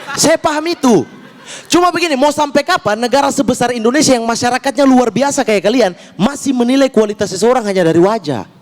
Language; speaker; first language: Indonesian; native; Indonesian